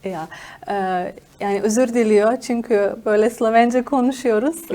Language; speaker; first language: Turkish; non-native, fluent; Slovenian